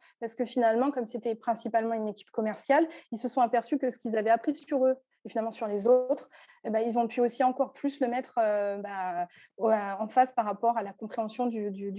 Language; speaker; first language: French; native; French